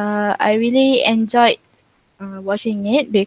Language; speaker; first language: English; non-native, local second language; Malay